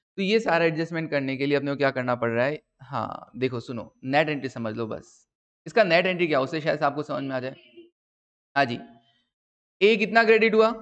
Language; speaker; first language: Hindi; native; Hindi